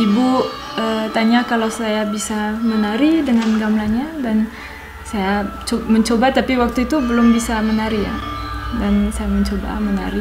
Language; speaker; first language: Indonesian; non-native, fluent; French